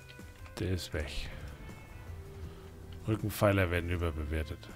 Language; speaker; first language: German; native; German